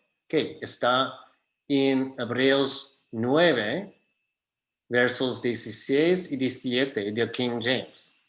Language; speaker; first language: Spanish; non-native, fluent; English